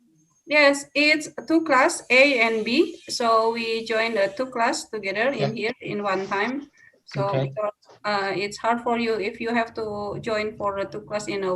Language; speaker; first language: English; non-native, fluent; Indonesian